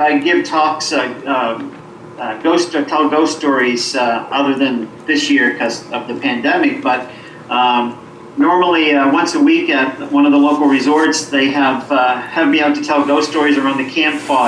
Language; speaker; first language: English; native; English